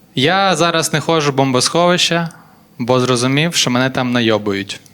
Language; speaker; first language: Ukrainian; native; Ukrainian